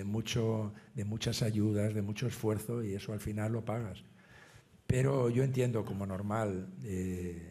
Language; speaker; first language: Spanish; native; Spanish